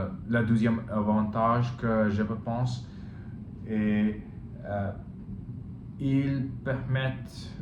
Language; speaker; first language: French; non-native, learner; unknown